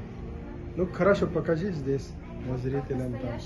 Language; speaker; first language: Russian; non-native, learner; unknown